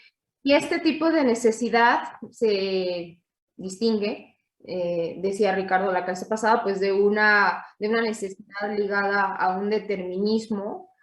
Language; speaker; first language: Spanish; native; Spanish